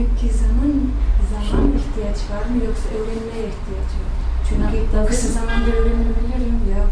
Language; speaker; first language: Turkish; non-native, learner; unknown